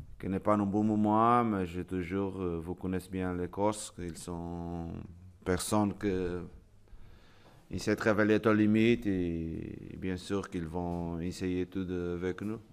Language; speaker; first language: French; non-native, learner; Portuguese